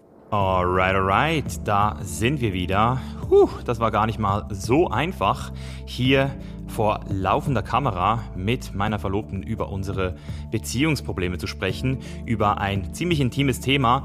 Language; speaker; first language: German; native; German